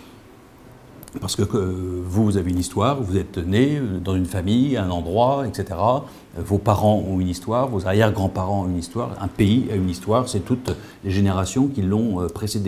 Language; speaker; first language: French; native; French